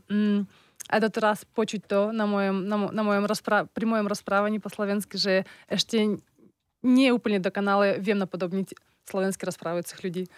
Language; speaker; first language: Slovak; non-native, fluent; Russian